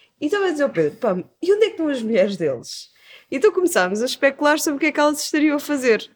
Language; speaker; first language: Portuguese; native; Portuguese